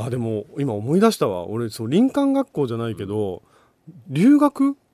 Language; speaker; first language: Japanese; native; Japanese